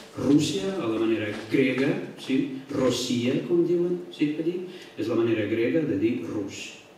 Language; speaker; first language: Catalan; non-native, fluent; Russian